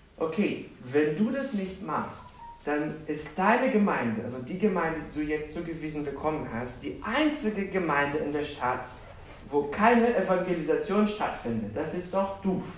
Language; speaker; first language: German; non-native, fluent; Portuguese